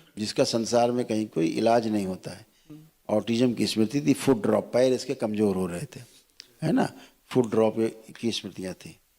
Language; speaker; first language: Hindi; native; Hindi